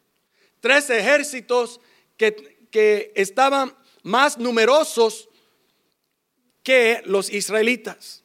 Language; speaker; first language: Spanish; early bilingual, heritage; English